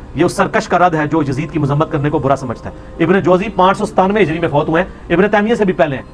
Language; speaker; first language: Urdu; non-native, local second language; Punjabi